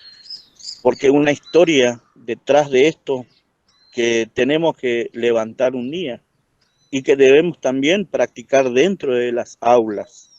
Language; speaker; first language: Spanish; non-native, local second language; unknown